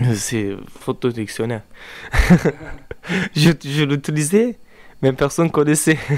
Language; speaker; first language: French; non-native, fluent; Turkish